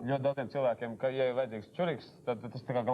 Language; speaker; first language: Latvian; native; Latvian